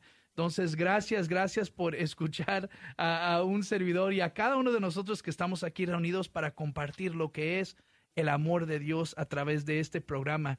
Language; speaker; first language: Spanish; early bilingual, heritage; Spanish